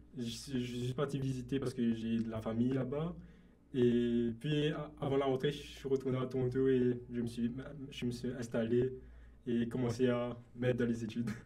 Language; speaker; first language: French; non-native, local second language; Morisyen